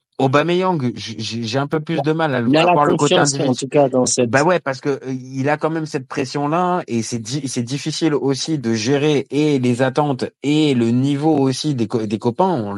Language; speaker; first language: French; native; French